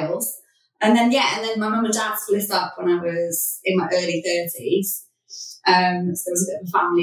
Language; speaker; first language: English; native; English